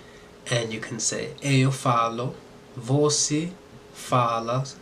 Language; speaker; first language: Portuguese; non-native, learner; English